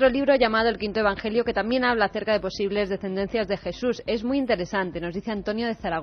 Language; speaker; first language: Spanish; native; Spanish